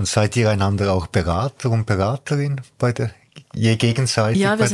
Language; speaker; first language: German; native; German